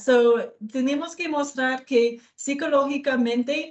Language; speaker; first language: Spanish; non-native, learner; English